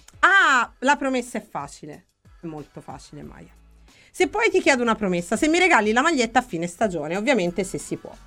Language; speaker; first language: Italian; native; Italian